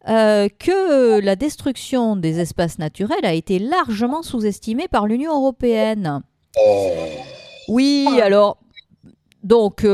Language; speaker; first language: French; native; French